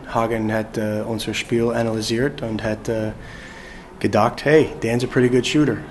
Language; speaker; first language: German; non-native, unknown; English